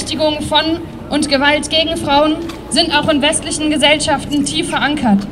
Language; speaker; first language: German; native; German